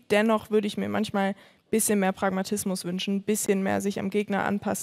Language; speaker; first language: German; native; German